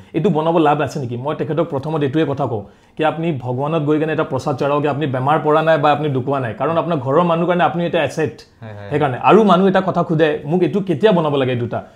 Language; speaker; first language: Assamese; non-native, local second language; Hindi